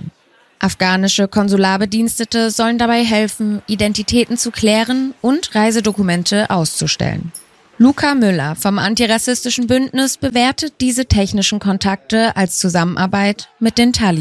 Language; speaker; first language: German; native; German